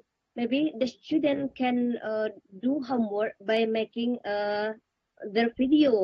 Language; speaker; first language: English; non-native, learner; Indonesian